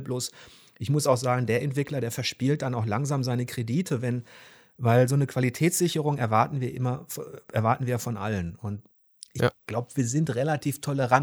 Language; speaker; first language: German; native; German